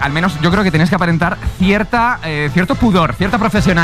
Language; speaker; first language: Spanish; native; Spanish